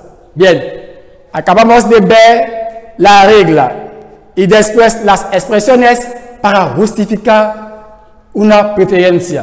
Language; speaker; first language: Spanish; non-native, fluent; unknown